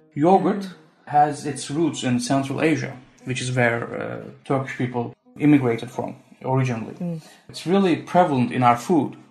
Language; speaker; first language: English; non-native, fluent; Turkish